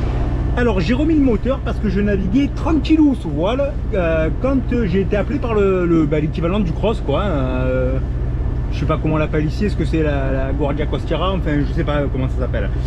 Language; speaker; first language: French; native; French